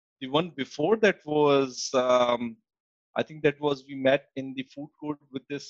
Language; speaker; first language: English; non-native, local second language; Urdu